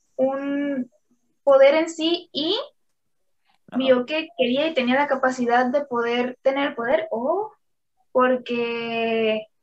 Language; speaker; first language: Spanish; native; Spanish